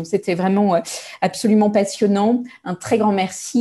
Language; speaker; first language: French; native; French